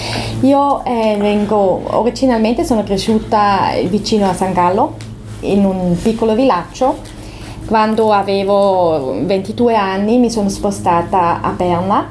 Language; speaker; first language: Italian; non-native, local second language; German